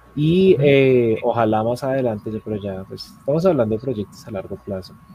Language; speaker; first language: Spanish; native; Spanish